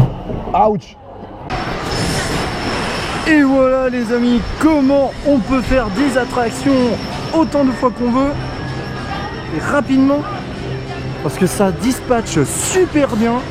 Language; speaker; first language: French; native; French